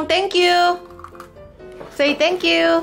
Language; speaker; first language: English; non-native, fluent; Korean